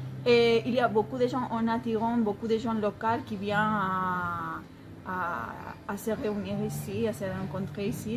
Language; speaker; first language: French; non-native, fluent; Spanish